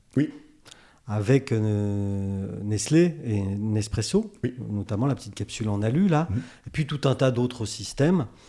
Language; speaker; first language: French; native; French